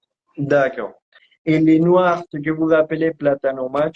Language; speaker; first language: French; non-native, fluent; Spanish